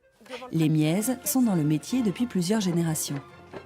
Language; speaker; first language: French; native; French